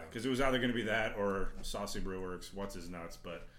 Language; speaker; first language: English; native; English